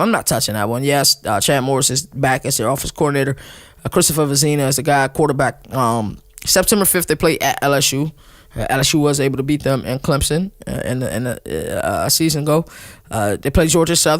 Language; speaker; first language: English; native; English